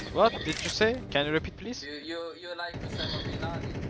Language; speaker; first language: English; non-native, learner; Turkish